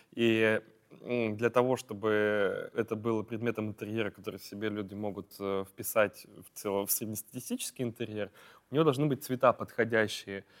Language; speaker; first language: Russian; native; Russian